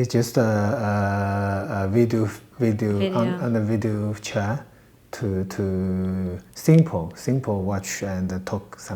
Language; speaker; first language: English; non-native, learner; Chinese